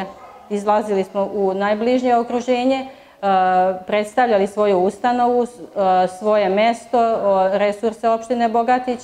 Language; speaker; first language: Serbian; native; Serbian